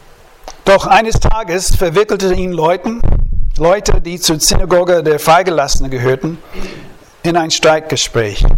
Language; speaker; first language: German; non-native, fluent; English